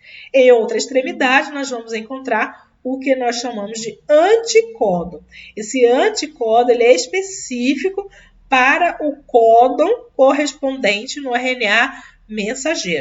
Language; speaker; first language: Portuguese; native; Portuguese